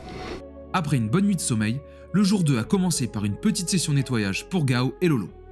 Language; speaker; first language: French; native; French